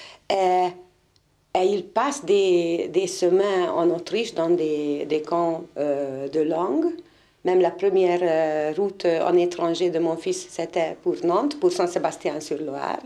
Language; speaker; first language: French; non-native, fluent; Hungarian